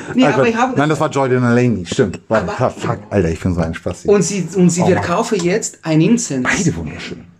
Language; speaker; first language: German; non-native, fluent; Portuguese